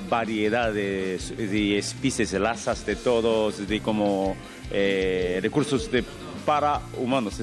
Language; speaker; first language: Spanish; non-native, learner; Korean